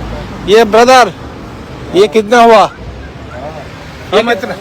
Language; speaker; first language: Hindi; non-native, learner; Bangla